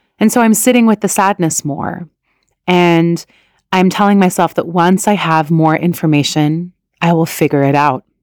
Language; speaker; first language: English; early bilingual, other home language; Persian